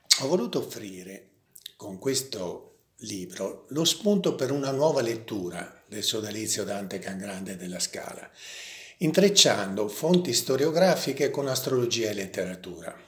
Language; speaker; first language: Italian; native; Italian